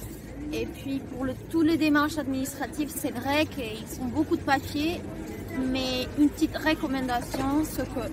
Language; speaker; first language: French; non-native, fluent; Spanish